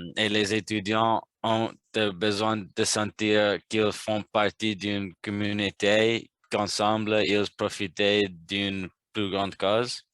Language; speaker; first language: French; non-native, learner; English